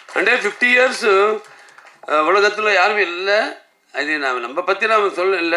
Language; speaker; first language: Tamil; non-native, local second language; Telugu